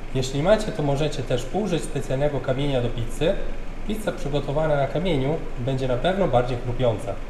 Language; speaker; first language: Polish; early bilingual, heritage; Italian